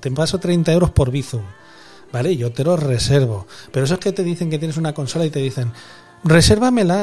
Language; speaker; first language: Spanish; native; Spanish